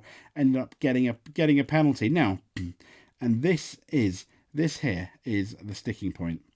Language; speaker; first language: English; native; English